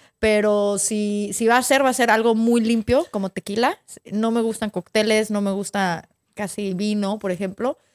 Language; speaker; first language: Spanish; native; Spanish